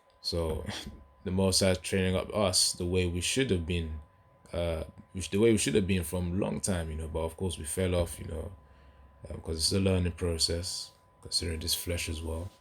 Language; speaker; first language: English; native; English